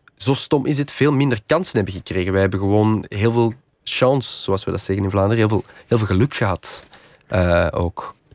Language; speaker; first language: Dutch; native; Dutch